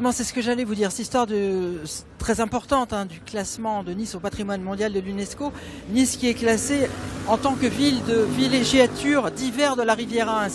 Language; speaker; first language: French; native; French